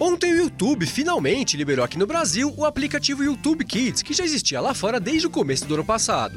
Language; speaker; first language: Portuguese; native; Portuguese